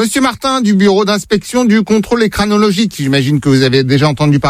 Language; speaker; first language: French; native; French